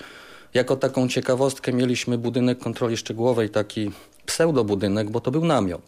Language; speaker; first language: Polish; native; Polish